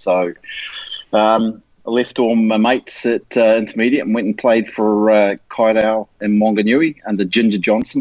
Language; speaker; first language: English; native; English